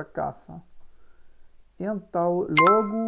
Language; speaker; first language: Portuguese; non-native, learner; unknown